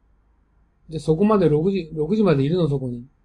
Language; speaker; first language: Japanese; native; Japanese